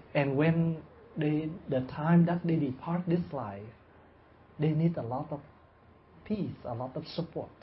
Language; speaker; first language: English; non-native, fluent; Vietnamese